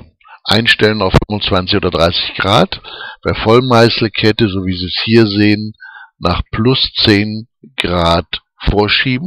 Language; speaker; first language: German; native; German